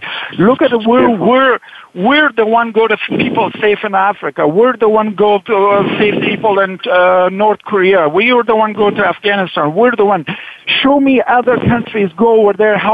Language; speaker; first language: English; non-native, fluent; Persian